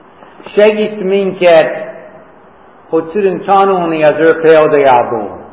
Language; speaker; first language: Hungarian; non-native, learner; English